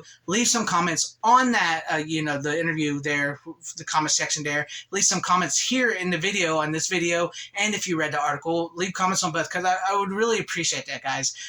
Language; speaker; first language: English; native; English